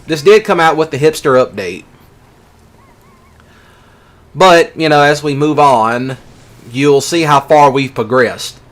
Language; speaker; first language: English; native; English